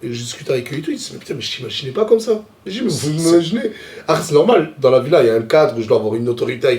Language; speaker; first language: French; native; French